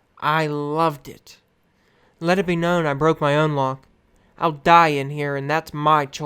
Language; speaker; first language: English; native; English